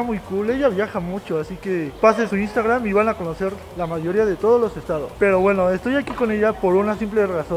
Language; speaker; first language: Spanish; native; Spanish